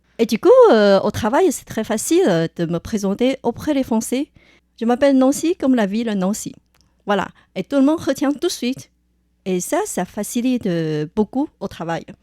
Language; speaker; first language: French; non-native, fluent; Chinese